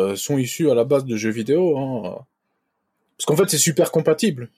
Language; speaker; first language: French; native; French